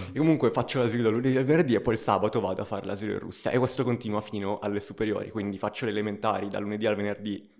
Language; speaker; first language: Italian; early bilingual, other home language; Russian